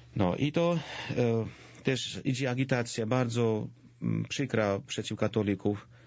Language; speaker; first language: Polish; non-native, fluent; Georgian